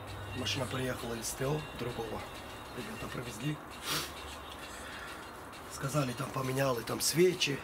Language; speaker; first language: Russian; non-native, fluent; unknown